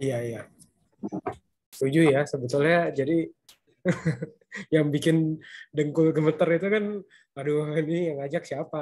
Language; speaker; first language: Indonesian; native; Indonesian